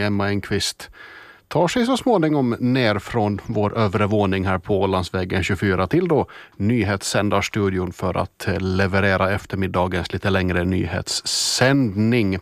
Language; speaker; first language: Swedish; native; Swedish